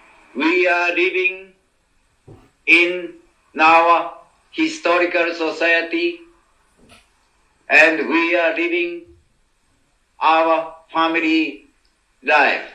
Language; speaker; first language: English; non-native, learner; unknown